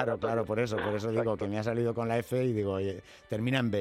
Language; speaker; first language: Spanish; native; Spanish